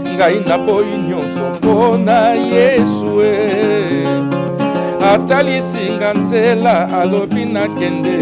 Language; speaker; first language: French; non-native, local second language; Lingala